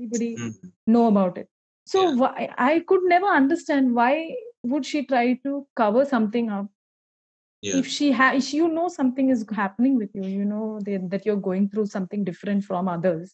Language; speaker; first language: English; non-native, local second language; Malayalam